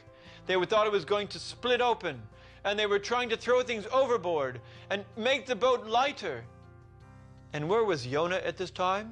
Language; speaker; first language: English; native; English